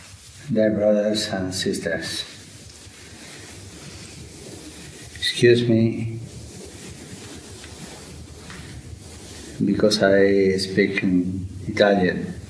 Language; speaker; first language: English; non-native, learner; Spanish